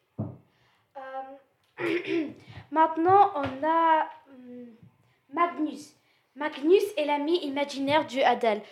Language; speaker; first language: French; non-native, learner; English